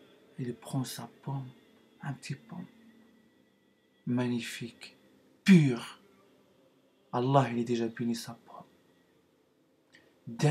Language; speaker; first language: French; non-native, learner; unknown